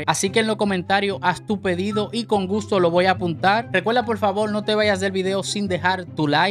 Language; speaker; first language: Spanish; native; Spanish